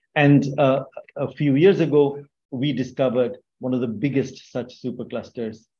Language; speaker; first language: English; non-native, local second language; Bangla